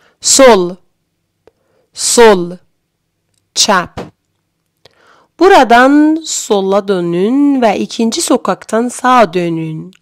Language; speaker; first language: Turkish; non-native, fluent; Persian